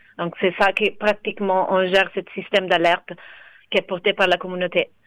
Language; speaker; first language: French; non-native, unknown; Italian